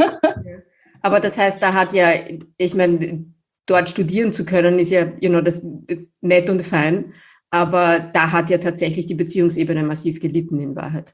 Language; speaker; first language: German; native; German